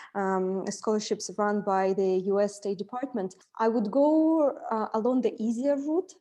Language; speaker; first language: English; non-native, fluent; Russian